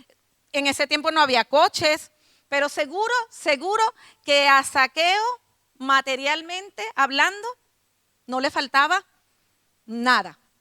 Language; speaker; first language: Spanish; native; Spanish